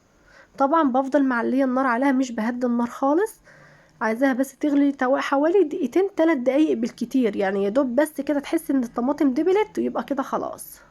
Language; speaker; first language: Arabic; native; Arabic